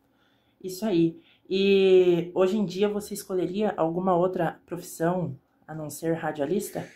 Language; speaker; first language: Portuguese; native; Portuguese